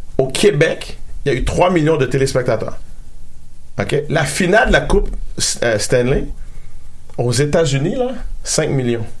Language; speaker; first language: French; native; French